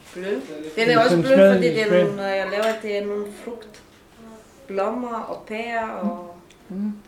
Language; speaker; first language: Danish; non-native, learner; Romanian